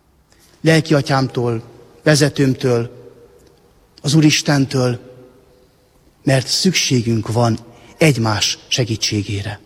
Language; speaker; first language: Hungarian; native; Hungarian